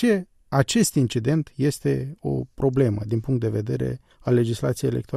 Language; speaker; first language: Romanian; native; Romanian